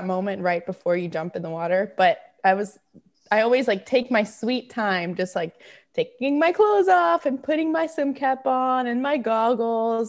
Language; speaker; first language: English; native; English